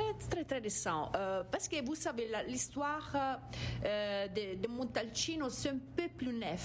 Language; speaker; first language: French; non-native, fluent; Italian